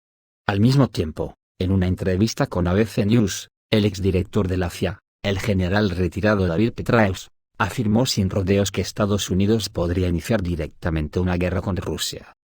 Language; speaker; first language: Spanish; native; Spanish